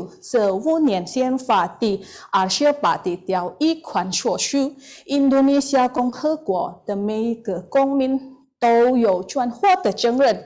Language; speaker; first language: Chinese; non-native, learner; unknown